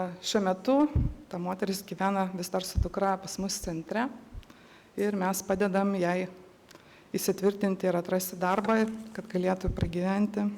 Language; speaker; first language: Lithuanian; native; Lithuanian